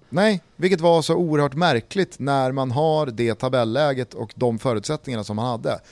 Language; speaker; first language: Swedish; native; Swedish